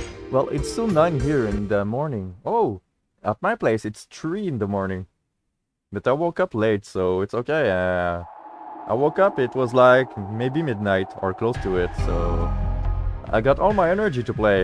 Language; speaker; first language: English; non-native, fluent; French